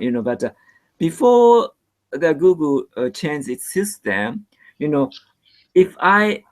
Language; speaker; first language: English; non-native, learner; Japanese